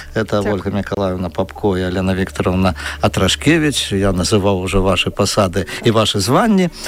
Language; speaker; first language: Belarusian; non-native, local second language; Russian